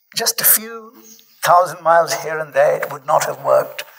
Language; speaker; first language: English; non-native, local second language; Marathi